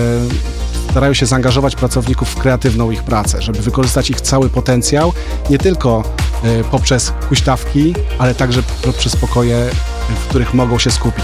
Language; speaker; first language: Polish; native; Polish